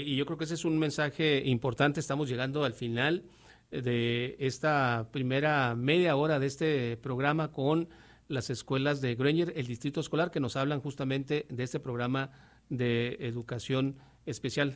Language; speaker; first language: Spanish; native; Spanish